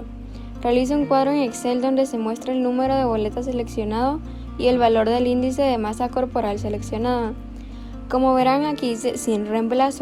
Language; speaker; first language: Spanish; native; Spanish